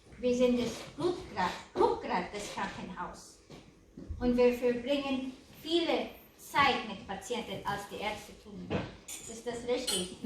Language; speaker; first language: German; non-native, learner; Filipino